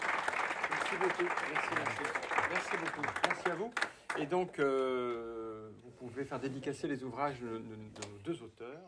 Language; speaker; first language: French; native; French